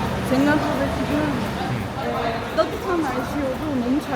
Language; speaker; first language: Korean; non-native, fluent; Turkish